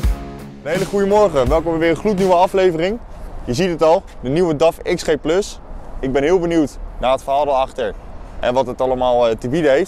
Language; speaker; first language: Dutch; native; Dutch